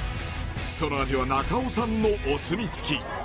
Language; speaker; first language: Japanese; native; Japanese